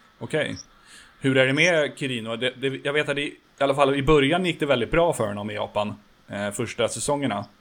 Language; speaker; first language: Swedish; native; Swedish